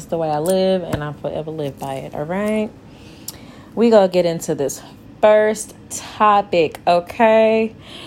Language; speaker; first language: English; native; English